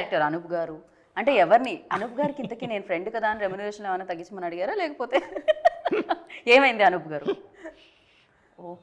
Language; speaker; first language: Telugu; native; Telugu